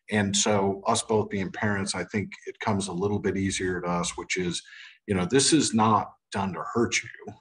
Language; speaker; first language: English; native; English